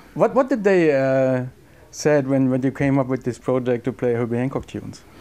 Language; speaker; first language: English; non-native, fluent; German